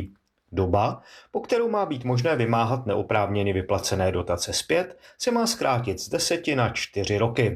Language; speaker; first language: Czech; native; Czech